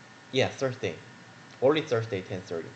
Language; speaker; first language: English; non-native, learner; Korean